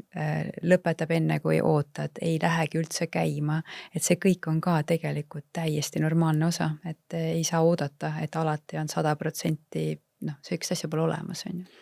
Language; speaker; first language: Estonian; native; Estonian